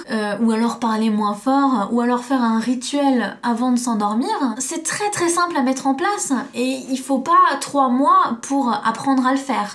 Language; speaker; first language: French; native; French